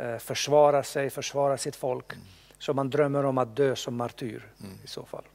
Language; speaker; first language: Swedish; non-native, fluent; Bosnian